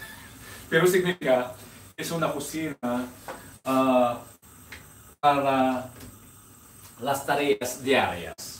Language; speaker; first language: Spanish; non-native, learner; Filipino